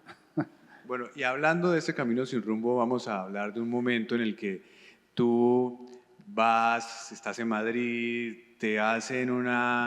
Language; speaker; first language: Spanish; native; Spanish